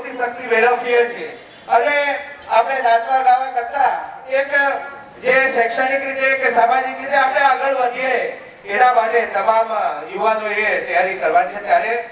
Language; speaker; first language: Gujarati; non-native, local second language; Kukna